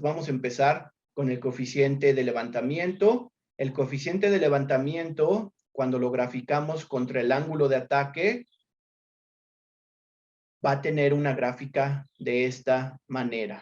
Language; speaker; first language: Spanish; native; Spanish